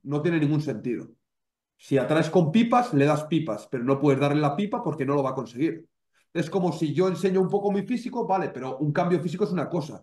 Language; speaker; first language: Spanish; native; Spanish